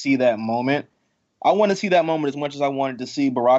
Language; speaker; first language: English; native; English